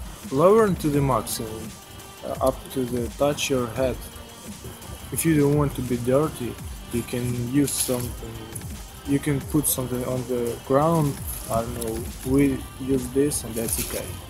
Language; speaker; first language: English; non-native, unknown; Ukrainian